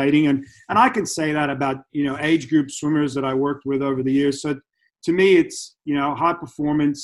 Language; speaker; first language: English; native; English